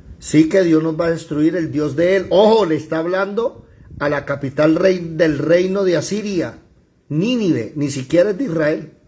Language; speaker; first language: Spanish; native; Spanish